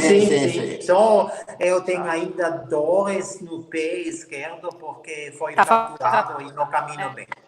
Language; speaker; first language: Portuguese; non-native, learner; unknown